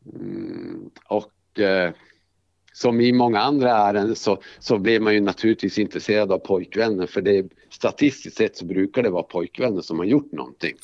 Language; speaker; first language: Swedish; native; Swedish